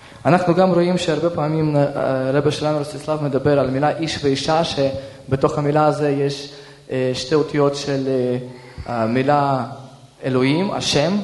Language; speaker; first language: Hebrew; early bilingual, other home language; Russian